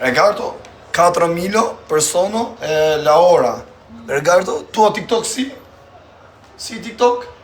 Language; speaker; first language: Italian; non-native, learner; Albanian